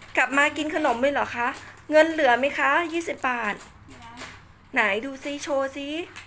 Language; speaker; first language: Thai; native; Thai